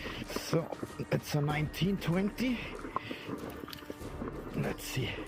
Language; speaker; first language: English; non-native, learner; German